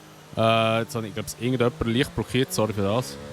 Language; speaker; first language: German; native; German